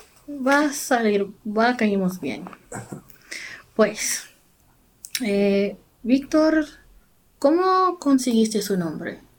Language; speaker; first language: Spanish; non-native, learner; English